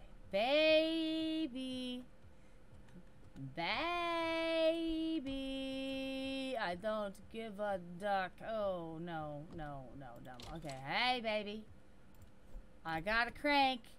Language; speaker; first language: English; native; English